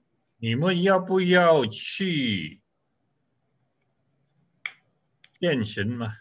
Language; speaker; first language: Chinese; non-native, learner; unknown